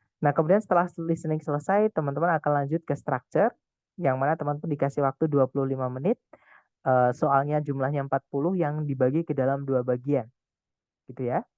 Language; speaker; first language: Indonesian; non-native, local second language; Javanese